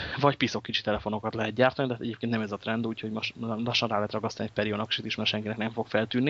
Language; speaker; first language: Hungarian; native; Hungarian